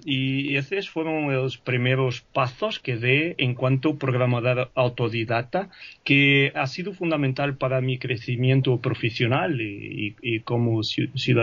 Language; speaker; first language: Spanish; non-native, fluent; Portuguese